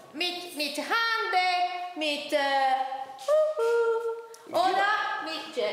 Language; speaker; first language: German; non-native, learner; Italian